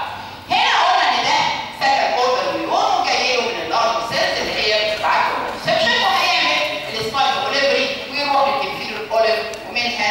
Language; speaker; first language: Arabic; native; Arabic